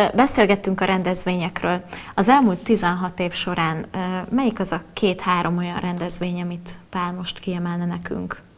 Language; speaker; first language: Hungarian; native; Hungarian